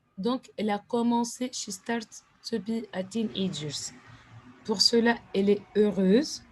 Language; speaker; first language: French; non-native, fluent; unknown